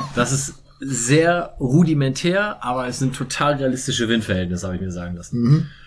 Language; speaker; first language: German; native; German